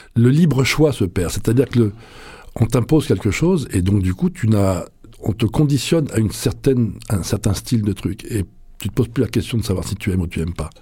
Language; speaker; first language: French; native; French